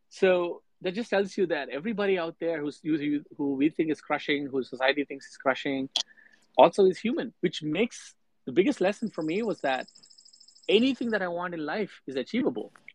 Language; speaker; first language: English; non-native, local second language; Telugu